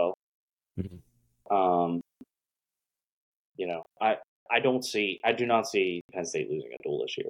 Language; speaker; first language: English; native; English